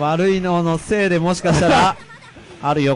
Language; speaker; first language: Japanese; native; Japanese